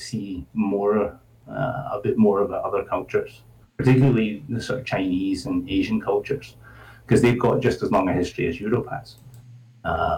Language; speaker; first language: English; native; English